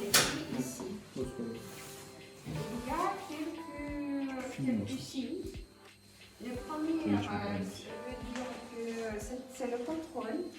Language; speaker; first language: French; non-native, learner; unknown